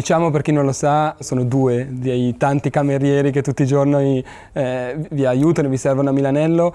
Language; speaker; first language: Italian; native; Italian